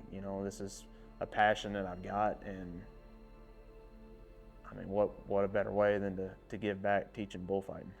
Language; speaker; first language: English; native; English